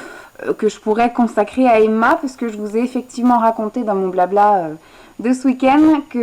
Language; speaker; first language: French; native; French